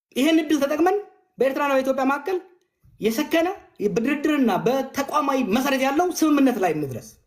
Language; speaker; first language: Amharic; non-native, local second language; Oromo